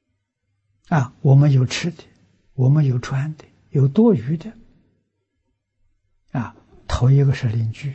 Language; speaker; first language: Chinese; native; Chinese